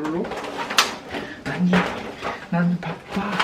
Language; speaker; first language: Korean; non-native, learner; Japanese